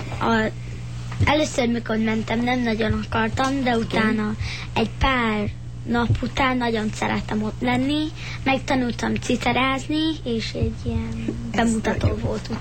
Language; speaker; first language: Hungarian; early bilingual, heritage; Hungarian